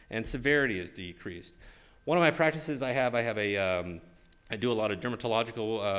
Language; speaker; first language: English; native; English